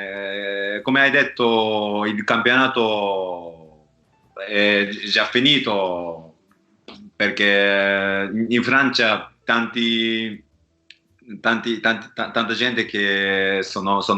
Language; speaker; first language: Italian; non-native, learner; Japanese